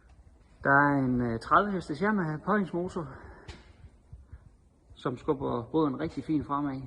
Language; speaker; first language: Danish; native; Danish